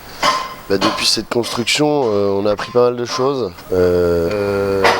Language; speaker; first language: French; native; French